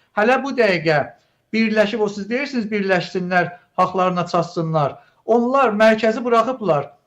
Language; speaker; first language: Azerbaijani; native; Azerbaijani